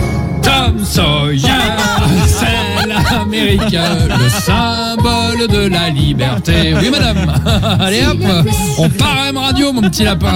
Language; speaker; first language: French; native; French